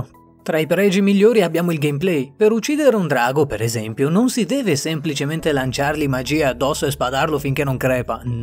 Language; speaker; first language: Italian; native; Italian